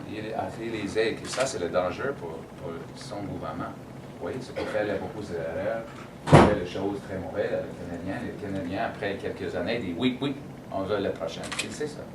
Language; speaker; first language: French; non-native, learner; English